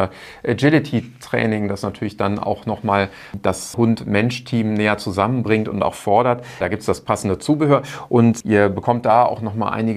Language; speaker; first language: German; native; German